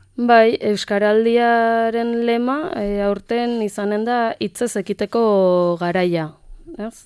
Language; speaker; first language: Basque; native; Basque